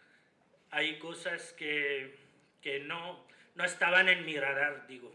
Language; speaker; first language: Spanish; non-native, fluent; Hindi